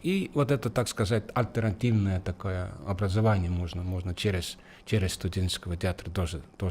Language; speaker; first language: Russian; non-native, fluent; Estonian